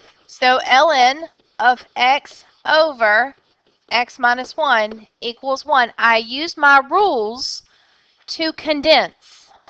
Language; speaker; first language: English; native; English